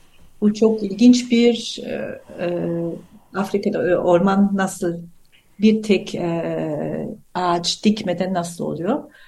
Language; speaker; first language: Turkish; non-native, fluent; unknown